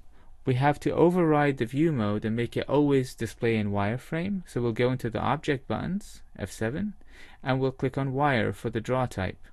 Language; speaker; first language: English; native; English